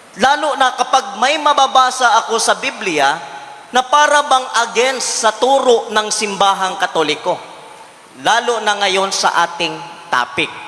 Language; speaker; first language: Filipino; non-native, local second language; Cebuano